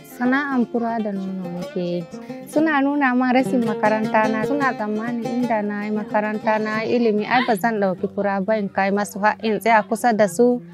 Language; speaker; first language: Hausa; non-native, local second language; Fula